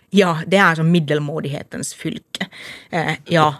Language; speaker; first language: Norwegian; non-native, fluent; Finnish